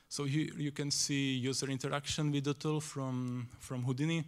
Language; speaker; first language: English; non-native, fluent; Slovak